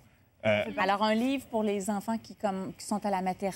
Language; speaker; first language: French; native; French